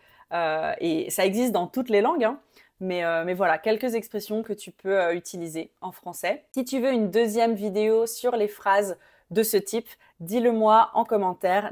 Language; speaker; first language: French; native; French